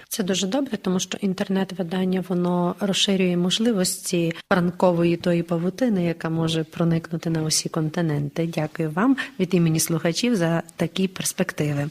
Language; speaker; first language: Ukrainian; native; Ukrainian